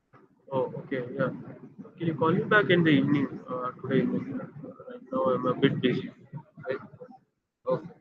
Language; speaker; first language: English; non-native, local second language; Hindi